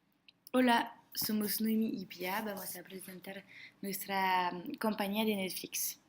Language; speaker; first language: Spanish; non-native, learner; French